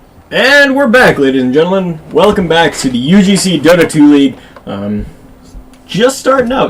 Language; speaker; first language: English; native; English